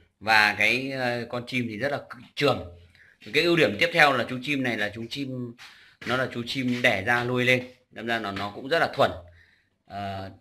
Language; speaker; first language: Vietnamese; native; Vietnamese